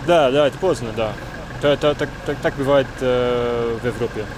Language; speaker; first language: Russian; non-native, learner; English